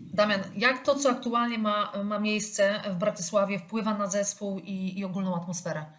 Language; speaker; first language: Polish; native; Polish